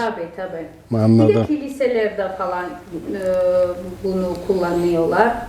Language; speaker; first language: Turkish; non-native, fluent; Georgian